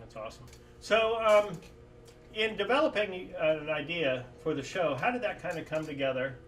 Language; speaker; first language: English; native; English